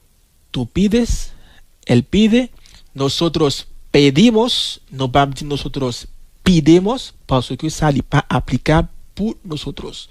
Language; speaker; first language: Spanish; non-native, fluent; Haitian Creole